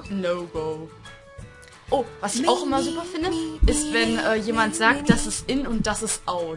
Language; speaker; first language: German; native; German